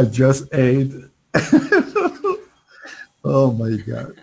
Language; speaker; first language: English; non-native, learner; Spanish